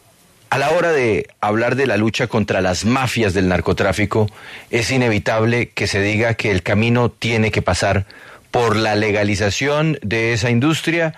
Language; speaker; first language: Spanish; native; Spanish